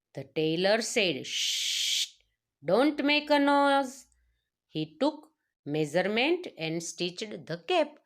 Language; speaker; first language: English; non-native, local second language; Gujarati